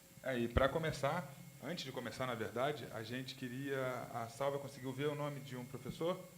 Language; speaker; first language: Portuguese; native; Portuguese